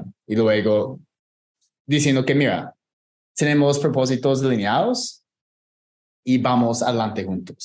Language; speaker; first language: Spanish; non-native, fluent; English